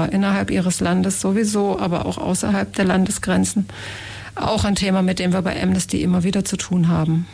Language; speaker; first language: German; native; German